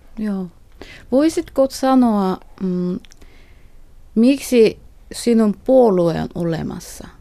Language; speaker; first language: Finnish; non-native, learner; Korean